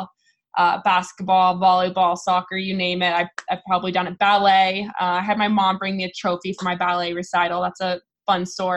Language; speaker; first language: English; native; English